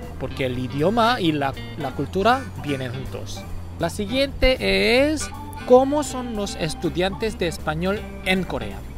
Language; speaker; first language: Spanish; non-native, fluent; Korean